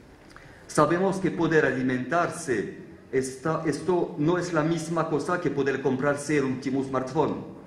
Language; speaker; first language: Spanish; non-native, fluent; French